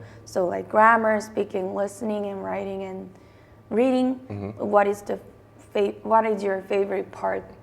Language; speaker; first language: English; non-native, fluent; Korean